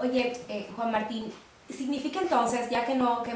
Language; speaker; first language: Spanish; native; Spanish